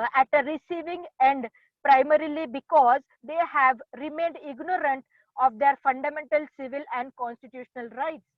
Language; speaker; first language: English; non-native, local second language; Marathi